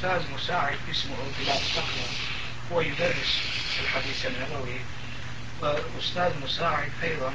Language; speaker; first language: Arabic; non-native, fluent; Turkish